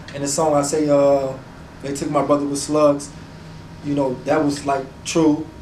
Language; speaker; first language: English; native; English